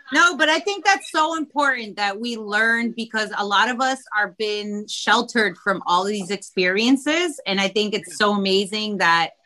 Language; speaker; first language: English; early bilingual, other home language; Spanish